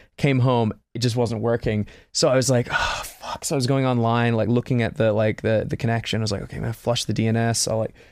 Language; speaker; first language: English; native; English